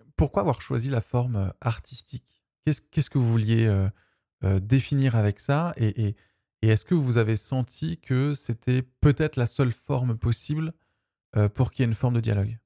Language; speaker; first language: French; native; French